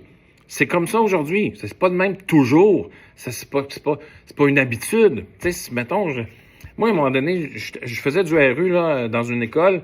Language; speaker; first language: French; native; French